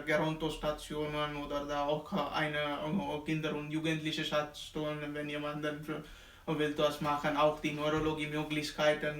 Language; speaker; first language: German; non-native, learner; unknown